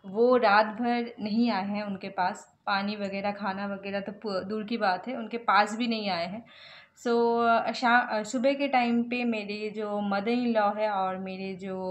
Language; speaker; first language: Hindi; non-native, local second language; Bangla